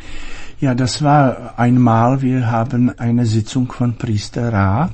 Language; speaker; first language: German; non-native, fluent; Czech